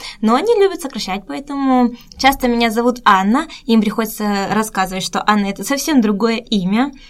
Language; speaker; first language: Russian; native; Russian